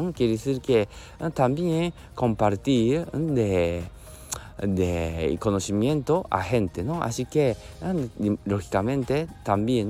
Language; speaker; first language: Spanish; non-native, learner; Japanese